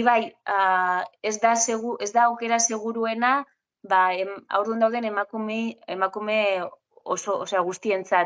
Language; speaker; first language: Basque; non-native, local second language; Spanish